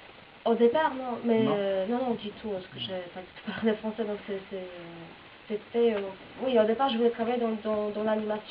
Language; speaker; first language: French; non-native, fluent; Polish